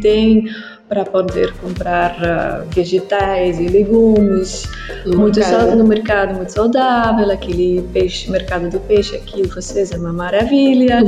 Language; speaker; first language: Portuguese; non-native, learner; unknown